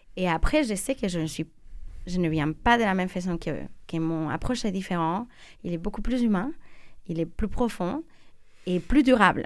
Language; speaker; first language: French; non-native, fluent; Spanish